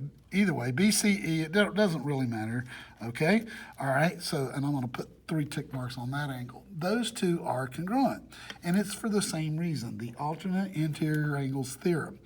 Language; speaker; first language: English; native; English